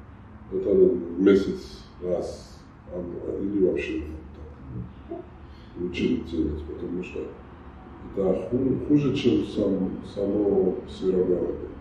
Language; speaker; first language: Russian; non-native, fluent; Georgian